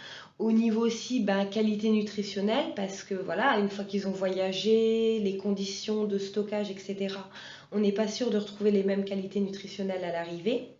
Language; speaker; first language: French; native; French